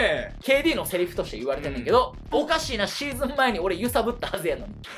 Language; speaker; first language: Japanese; native; Japanese